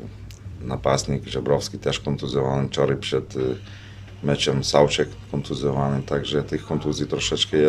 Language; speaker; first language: Polish; non-native, fluent; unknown